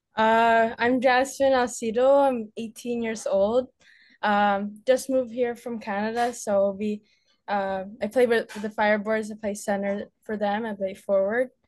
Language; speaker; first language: English; native; English